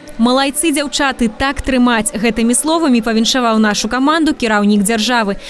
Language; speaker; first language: Belarusian; native; Belarusian